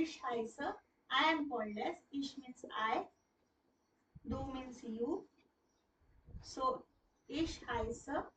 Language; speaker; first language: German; non-native, fluent; Hindi